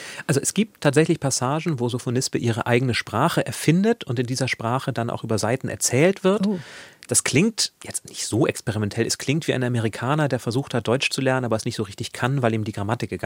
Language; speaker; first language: German; native; German